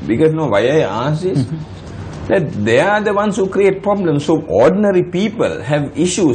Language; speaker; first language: English; non-native, local second language; Sinhala